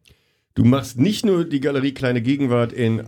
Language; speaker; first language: German; native; German